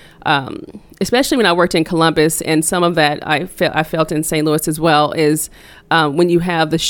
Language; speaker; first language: English; native; English